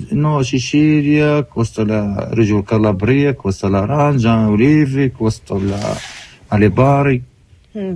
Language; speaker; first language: Italian; non-native, learner; Arabic